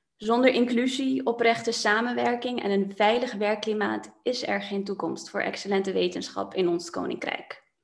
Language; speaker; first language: Dutch; non-native, local second language; Papiamento